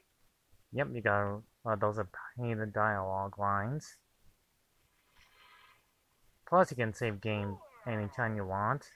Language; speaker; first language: English; native; English